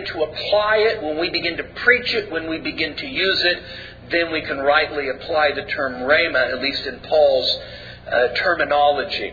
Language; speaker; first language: English; native; English